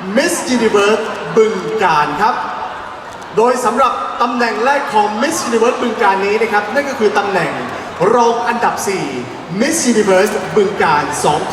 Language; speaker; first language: Thai; native; Thai